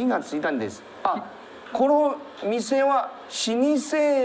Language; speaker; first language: Japanese; non-native, learner; Chinese